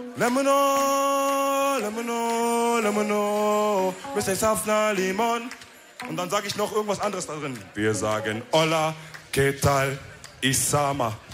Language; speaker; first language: German; early bilingual, other home language; Wolof